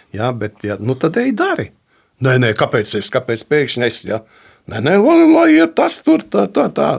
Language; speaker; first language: Latvian; native; Latvian